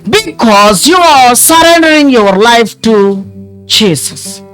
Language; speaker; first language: English; non-native, local second language; Telugu